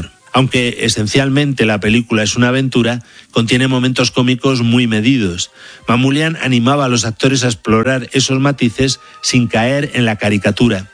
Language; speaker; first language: Spanish; native; Spanish